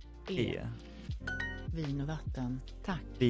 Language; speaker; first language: Swedish; non-native, learner; English